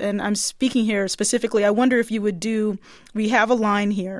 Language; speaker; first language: English; native; English